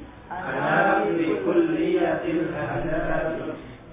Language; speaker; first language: Arabic; non-native, learner; Indonesian